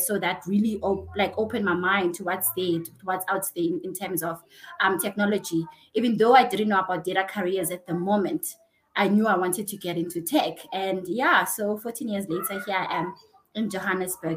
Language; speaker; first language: English; non-native, local second language; Xhosa